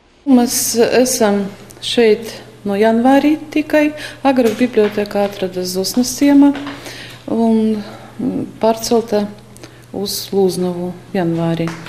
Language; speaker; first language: Latvian; non-native, local second language; Russian